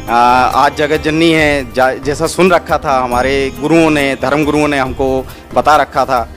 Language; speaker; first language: Hindi; native; Hindi